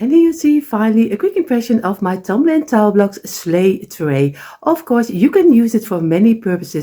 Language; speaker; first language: English; non-native, fluent; Dutch